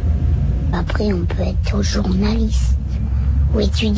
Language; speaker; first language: French; early bilingual, other home language; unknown